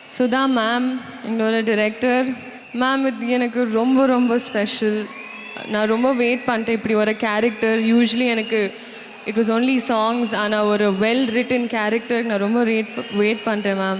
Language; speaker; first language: Tamil; non-native, learner; Telugu